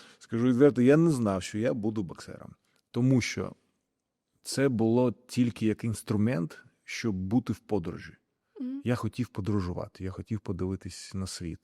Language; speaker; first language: Ukrainian; non-native, local second language; Russian